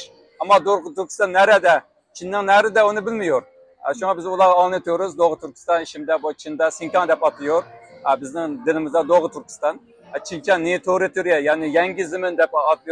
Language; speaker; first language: Turkish; non-native, learner; Uyghur